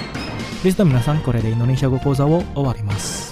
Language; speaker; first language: Japanese; non-native, fluent; Indonesian